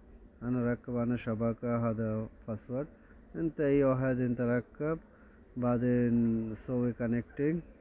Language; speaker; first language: Arabic; non-native, learner; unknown